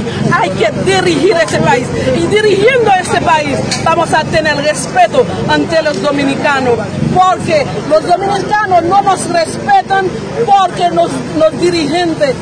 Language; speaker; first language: Spanish; non-native, fluent; Haitian Creole